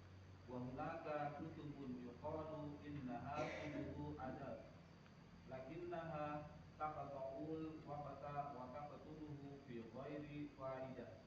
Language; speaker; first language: Arabic; non-native, learner; Indonesian